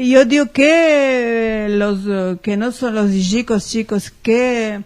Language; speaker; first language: Spanish; early bilingual, heritage; Ladino